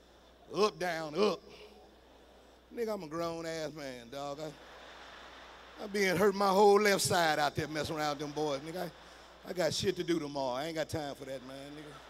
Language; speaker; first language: English; native; English